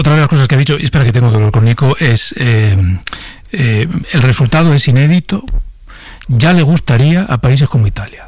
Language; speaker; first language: Spanish; native; Spanish